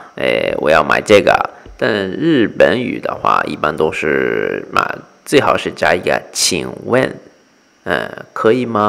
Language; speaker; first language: Chinese; non-native, fluent; Japanese